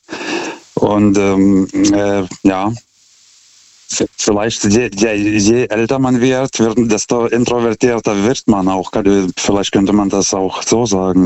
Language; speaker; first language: German; non-native, fluent; Lithuanian